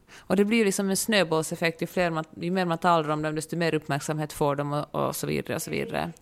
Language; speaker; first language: Swedish; native; Swedish